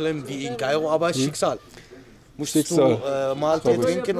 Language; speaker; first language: German; non-native, learner; Arabic